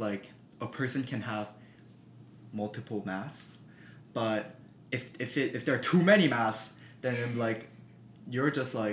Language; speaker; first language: English; early bilingual, other home language; Korean